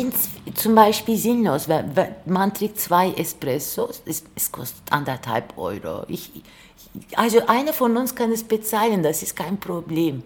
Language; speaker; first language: German; non-native, fluent; Turkish